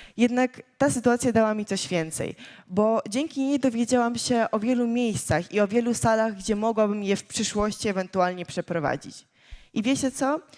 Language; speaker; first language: Polish; early bilingual, other home language; Ukrainian